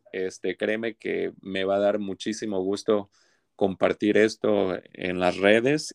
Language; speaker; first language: Spanish; native; Spanish